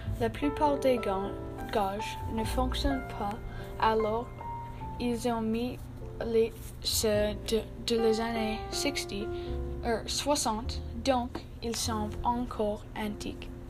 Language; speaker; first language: French; non-native, learner; English